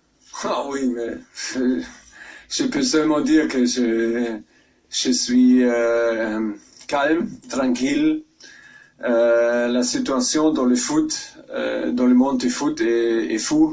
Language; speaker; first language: French; non-native, fluent; German